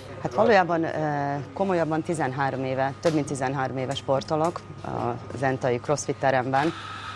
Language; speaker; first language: Hungarian; native; Hungarian